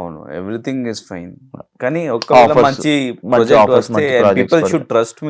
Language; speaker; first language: Telugu; non-native, learner; Hindi